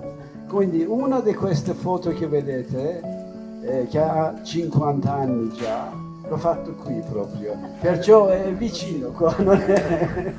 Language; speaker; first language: Italian; non-native, fluent; Persian